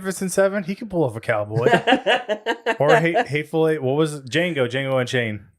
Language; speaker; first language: English; native; English